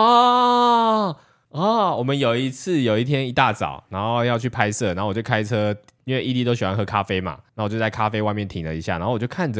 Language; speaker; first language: Chinese; native; Chinese